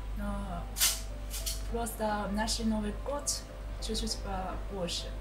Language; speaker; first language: Russian; non-native, learner; Chinese